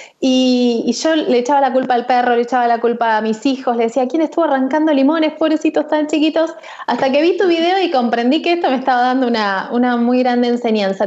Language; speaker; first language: Spanish; native; Spanish